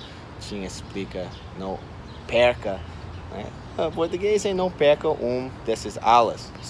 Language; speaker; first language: Portuguese; non-native, fluent; English